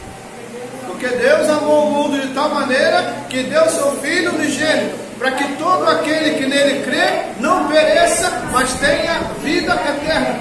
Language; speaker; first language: Portuguese; native; Portuguese